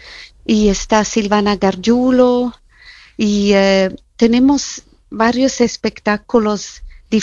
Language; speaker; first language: Spanish; non-native, fluent; German